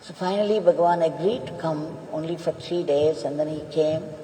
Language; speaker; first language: English; non-native, local second language; Tamil